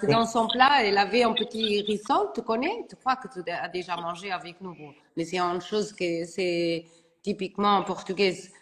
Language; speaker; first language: French; non-native, learner; Portuguese